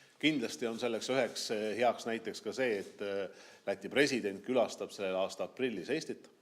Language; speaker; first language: Estonian; native; Estonian